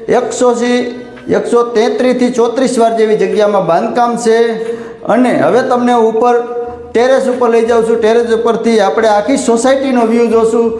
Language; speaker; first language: Gujarati; native; Gujarati